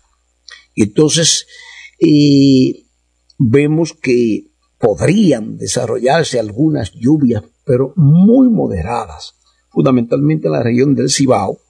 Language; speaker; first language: Spanish; native; Spanish